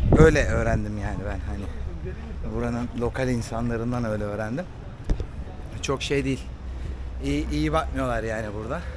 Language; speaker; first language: Turkish; early bilingual, heritage; Turkish